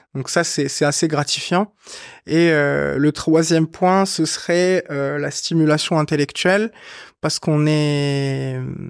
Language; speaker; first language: French; non-native, local second language; Arabic